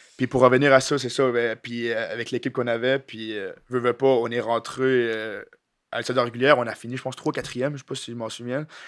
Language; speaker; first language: French; native; French